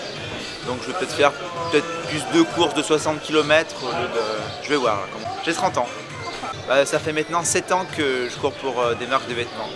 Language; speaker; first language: French; native; French